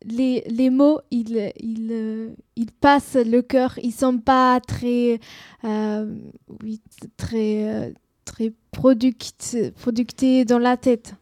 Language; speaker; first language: French; non-native, learner; German